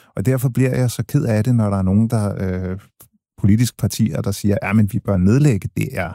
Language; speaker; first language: Danish; early bilingual, other home language; English